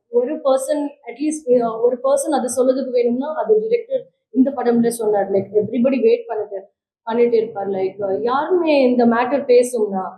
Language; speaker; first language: Tamil; non-native, learner; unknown